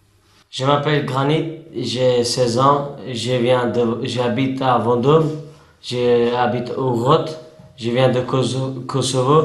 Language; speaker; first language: French; non-native, learner; Albanian